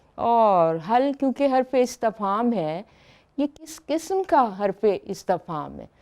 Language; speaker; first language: Urdu; native; Urdu